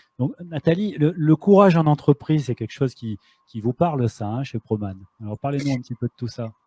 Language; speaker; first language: French; native; French